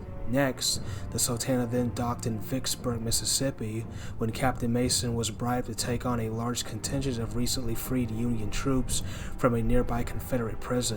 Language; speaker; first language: English; native; English